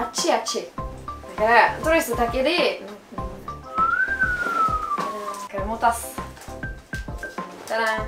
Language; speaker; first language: Japanese; non-native, fluent; English